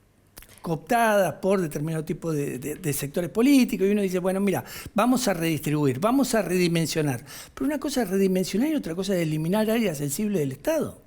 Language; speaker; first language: Spanish; native; Spanish